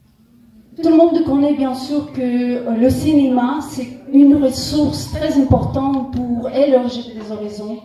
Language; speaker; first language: French; non-native, fluent; Russian